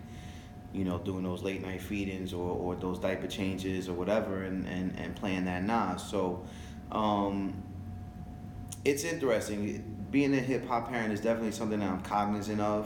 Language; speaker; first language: English; early bilingual, other home language; French